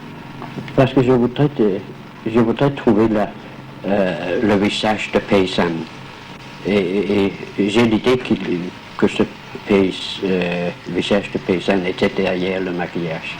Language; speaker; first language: French; non-native, fluent; Danish